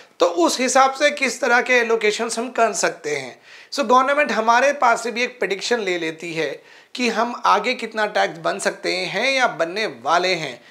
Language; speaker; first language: Hindi; non-native, local second language; Urdu